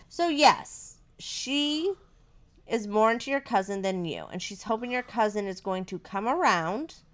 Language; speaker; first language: English; native; English